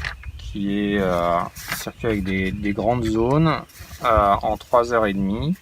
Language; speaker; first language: French; native; French